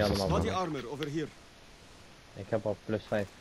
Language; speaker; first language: Dutch; early bilingual, other home language; Turkish